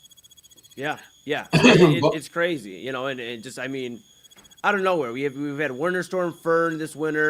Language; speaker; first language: English; native; English